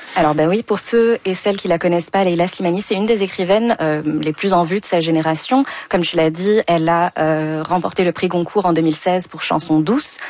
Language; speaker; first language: French; native; French